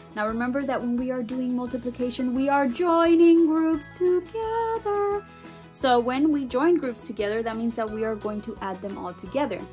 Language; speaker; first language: English; early bilingual, other home language; Spanish